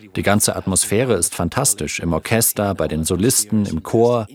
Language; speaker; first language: German; non-native, fluent; Spanish